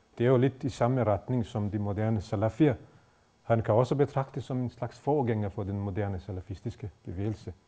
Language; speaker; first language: Danish; non-native, fluent; Bosnian